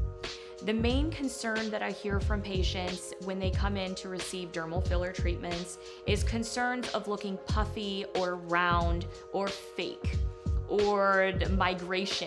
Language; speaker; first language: English; native; English